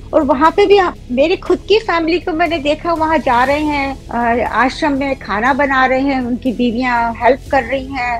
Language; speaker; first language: Hindi; native; Hindi